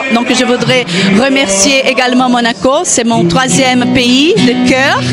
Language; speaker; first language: French; non-native, fluent; Portuguese